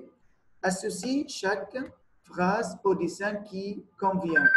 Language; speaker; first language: French; non-native, fluent; Arabic